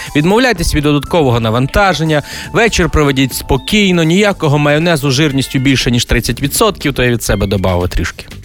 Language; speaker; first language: Ukrainian; native; Ukrainian